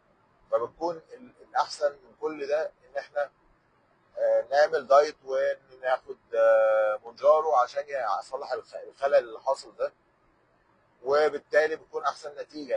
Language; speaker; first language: Arabic; native; Arabic